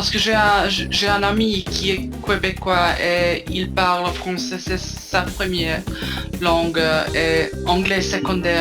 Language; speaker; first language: French; non-native, local second language; German